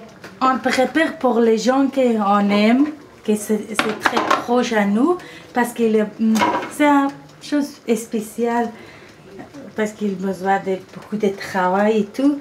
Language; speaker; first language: French; non-native, learner; Persian